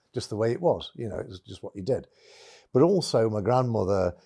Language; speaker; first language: English; native; English